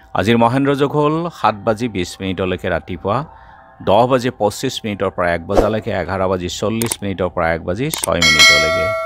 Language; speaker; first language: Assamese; native; Assamese